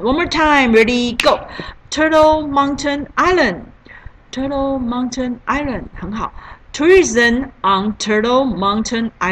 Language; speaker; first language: English; non-native, learner; Chinese